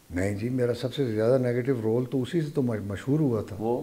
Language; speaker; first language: Urdu; non-native, local second language; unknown